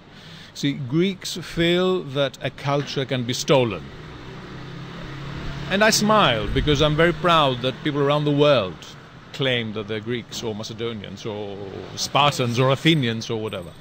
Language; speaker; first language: English; non-native, fluent; Greek